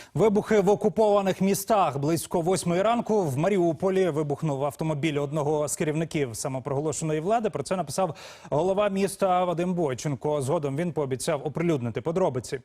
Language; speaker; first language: Ukrainian; native; Ukrainian